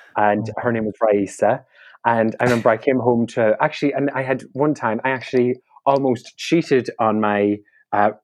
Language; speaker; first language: English; native; English